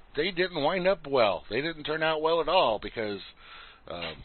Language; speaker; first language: English; native; English